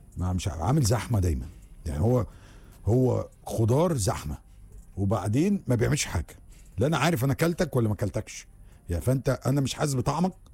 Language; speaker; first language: Egyptian Arabic; native; Egyptian Arabic